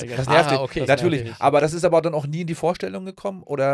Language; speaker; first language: German; native; German